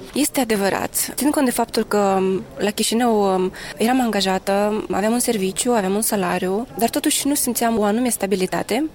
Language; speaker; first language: Romanian; native; Romanian